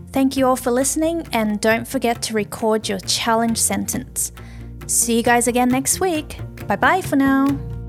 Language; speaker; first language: English; early bilingual, other home language; Chinese